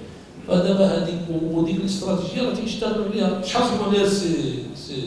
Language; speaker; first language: Arabic; native; Arabic